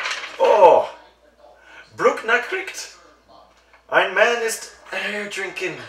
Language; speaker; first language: German; non-native, learner; English